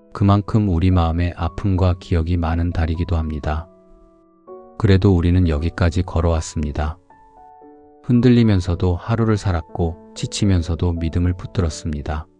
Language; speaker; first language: Korean; native; Korean